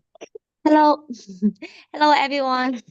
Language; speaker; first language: English; non-native, learner; Vietnamese